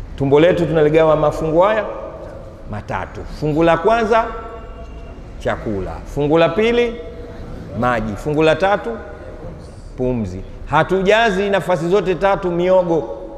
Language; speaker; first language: Swahili; native; Swahili